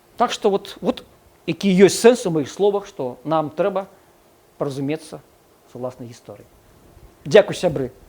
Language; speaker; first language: Belarusian; non-native, local second language; Russian